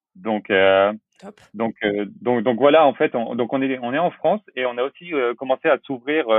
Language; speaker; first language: French; native; French